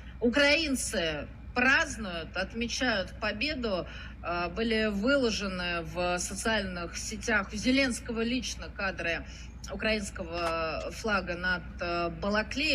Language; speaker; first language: Russian; native; Russian